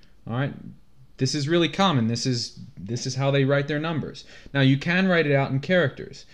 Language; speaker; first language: English; native; English